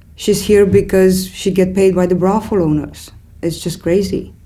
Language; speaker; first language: English; non-native, fluent; Romanian